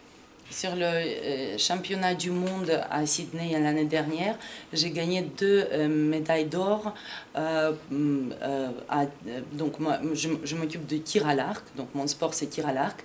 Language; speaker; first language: French; non-native, fluent; Ukrainian